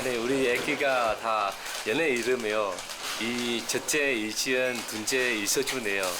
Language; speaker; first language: Korean; non-native, learner; Vietnamese